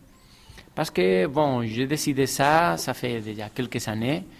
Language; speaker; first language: French; non-native, fluent; Spanish